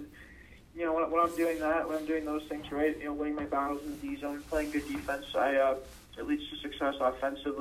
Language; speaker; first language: English; native; English